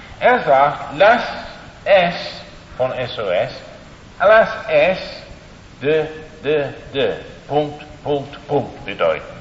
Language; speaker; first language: German; non-native, fluent; English